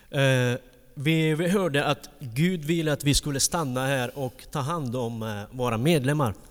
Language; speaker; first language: Swedish; non-native, fluent; Ukrainian